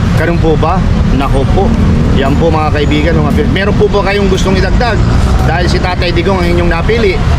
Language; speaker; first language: Filipino; native; Filipino